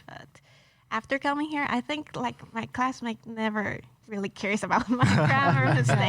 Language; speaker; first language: English; non-native, local second language; Chinese